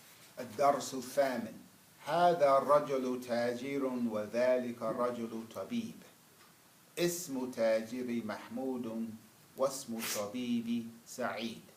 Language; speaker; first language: Arabic; non-native, fluent; English